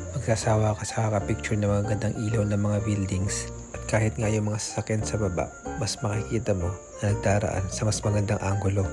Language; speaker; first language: Filipino; native; Filipino